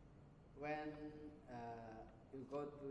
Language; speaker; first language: English; non-native, learner; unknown